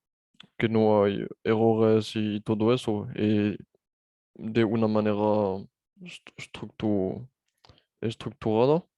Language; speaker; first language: Spanish; non-native, fluent; French